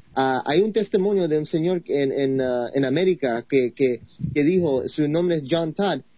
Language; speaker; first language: Spanish; non-native, fluent; English